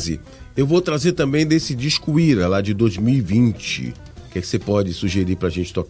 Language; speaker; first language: Portuguese; native; Portuguese